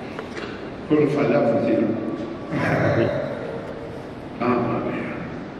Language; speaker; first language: Italian; non-native, fluent; Portuguese